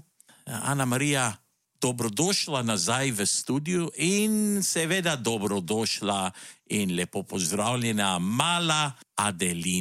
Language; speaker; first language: Slovenian; native; Slovenian